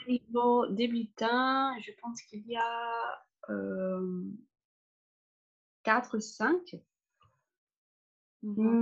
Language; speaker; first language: French; non-native, fluent; Spanish